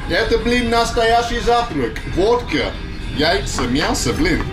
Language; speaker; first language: Russian; non-native, learner; English